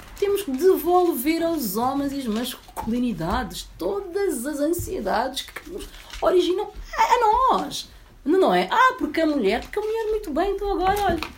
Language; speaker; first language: Portuguese; early bilingual, other home language; Upper Guinea Crioulo